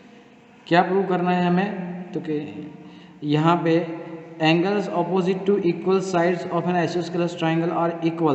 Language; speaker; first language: Hindi; native; Hindi